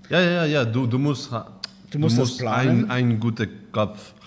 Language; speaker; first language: German; non-native, learner; Spanish